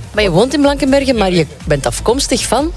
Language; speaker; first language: Dutch; native; Dutch